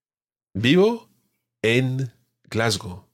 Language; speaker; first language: Spanish; non-native, fluent; English